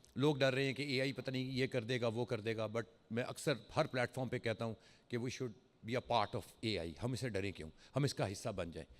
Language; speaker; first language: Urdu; early bilingual, heritage; Urdu